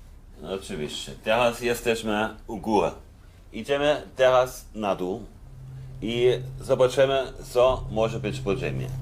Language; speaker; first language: Polish; non-native, fluent; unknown